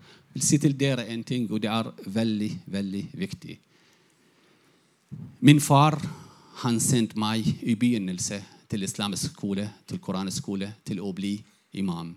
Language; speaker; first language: Norwegian; non-native, fluent; Arabic